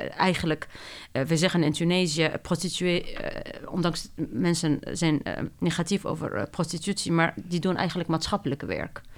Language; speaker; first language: Dutch; non-native, fluent; Arabic